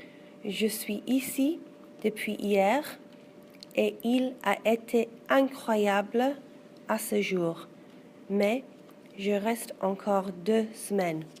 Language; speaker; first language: French; non-native, learner; English